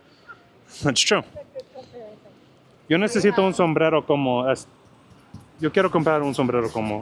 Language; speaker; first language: Spanish; non-native, learner; English